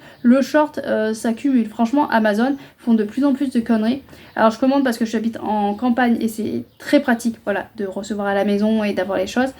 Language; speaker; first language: French; native; French